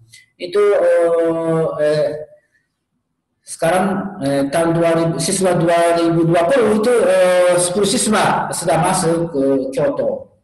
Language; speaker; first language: Indonesian; non-native, learner; Japanese